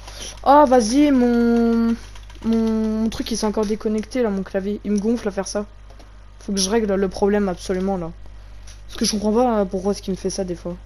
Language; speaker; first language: French; native; French